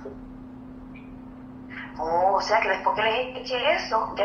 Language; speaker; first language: Spanish; native; Spanish